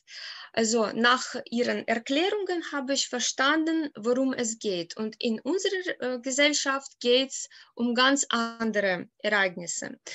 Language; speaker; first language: German; non-native, fluent; Ukrainian